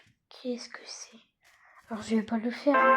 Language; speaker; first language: French; native; French